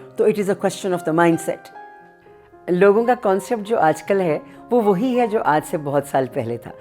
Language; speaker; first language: Urdu; native; Urdu